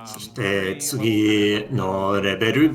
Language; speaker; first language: Japanese; non-native, learner; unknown